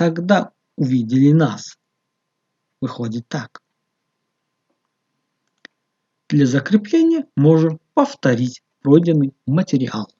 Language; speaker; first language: Russian; non-native, local second language; Tajik